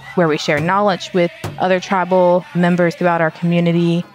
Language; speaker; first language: English; native; English